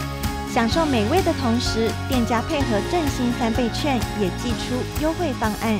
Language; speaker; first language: Chinese; native; Chinese